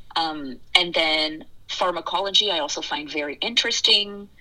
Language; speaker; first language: English; early bilingual, other home language; French